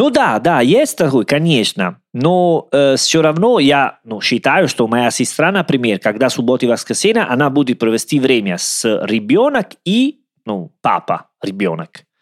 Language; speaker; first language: Russian; non-native, learner; Italian